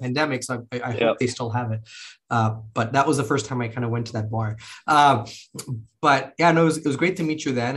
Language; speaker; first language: English; early bilingual, other home language; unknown